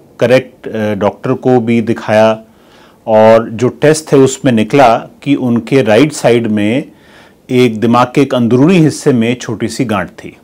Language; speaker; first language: Hindi; native; Hindi